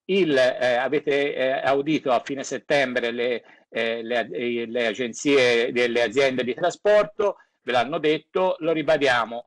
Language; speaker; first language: Italian; native; Italian